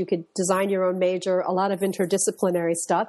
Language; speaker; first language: English; native; English